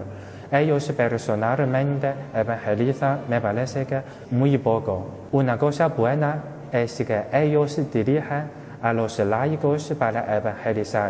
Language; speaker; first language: Spanish; non-native, fluent; Chinese